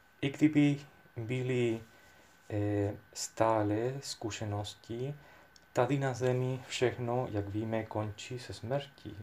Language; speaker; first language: Czech; non-native, fluent; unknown